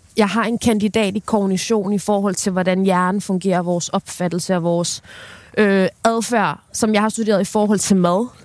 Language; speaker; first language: Danish; early bilingual, other home language; Ukrainian